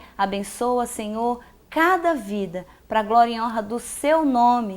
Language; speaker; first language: Portuguese; native; Portuguese